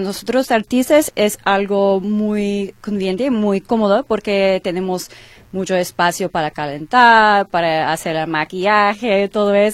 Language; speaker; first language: Spanish; non-native, learner; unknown